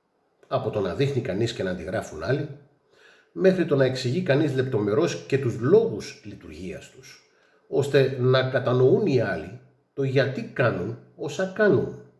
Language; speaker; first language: Greek; native; Greek